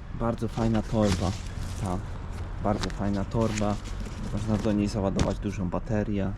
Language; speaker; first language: Polish; native; Polish